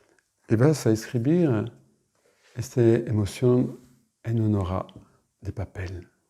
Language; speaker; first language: Spanish; non-native, fluent; French